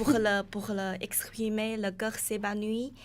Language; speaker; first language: French; non-native, learner; Chinese